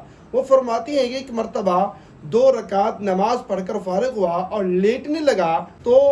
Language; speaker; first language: Urdu; native; Urdu